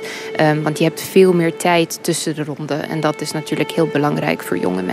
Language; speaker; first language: Dutch; early bilingual, heritage; English